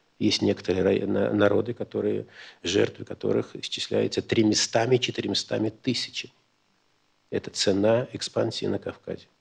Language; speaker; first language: Russian; native; Russian